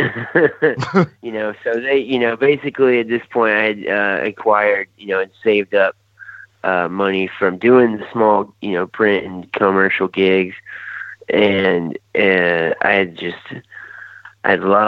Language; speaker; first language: English; native; English